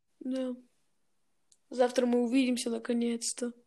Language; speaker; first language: Russian; early bilingual, heritage; Russian